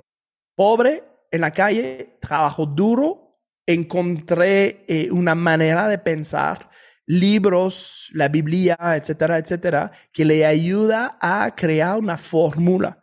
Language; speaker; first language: Spanish; non-native, fluent; French